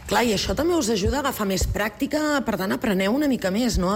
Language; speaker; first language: Catalan; native; Catalan